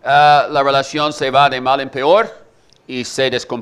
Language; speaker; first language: Spanish; native; Spanish